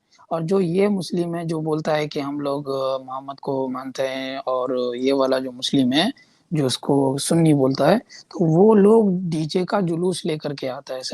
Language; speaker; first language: Hindi; non-native, local second language; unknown